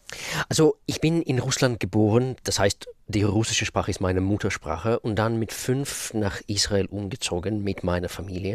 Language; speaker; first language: German; non-native, fluent; Russian